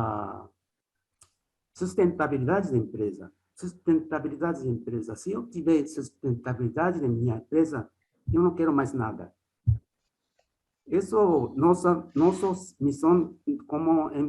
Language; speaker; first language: Portuguese; non-native, fluent; Japanese